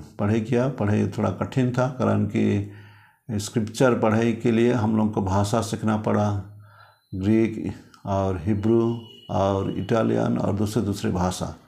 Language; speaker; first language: Hindi; non-native, local second language; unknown